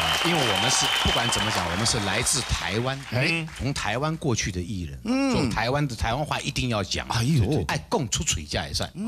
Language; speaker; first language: Chinese; native; Chinese